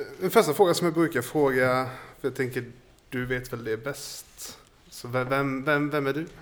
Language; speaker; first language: Swedish; native; Swedish